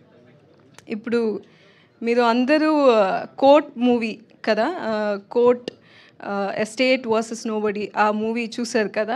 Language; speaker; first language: Telugu; non-native, learner; Tamil